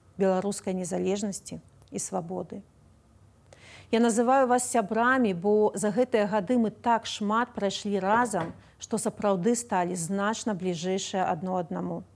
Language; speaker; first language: Belarusian; non-native, local second language; Russian